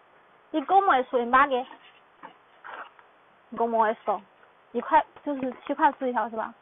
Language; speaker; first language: Spanish; non-native, learner; Chinese